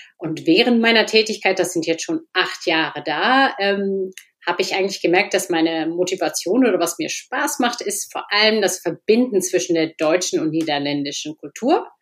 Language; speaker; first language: German; native; German